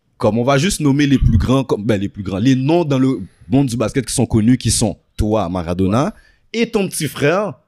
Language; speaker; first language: French; early bilingual, other home language; Haitian Creole